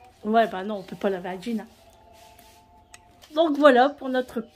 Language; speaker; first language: French; native; French